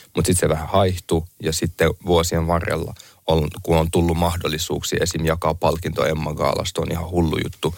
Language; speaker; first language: Finnish; early bilingual, other home language; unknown